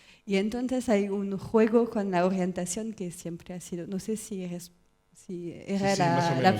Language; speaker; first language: Spanish; non-native, learner; French